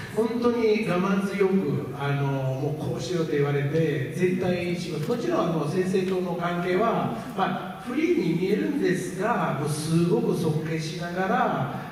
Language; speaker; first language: Japanese; non-native, fluent; Italian